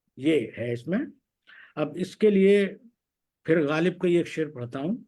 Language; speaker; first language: Hindi; native; Hindi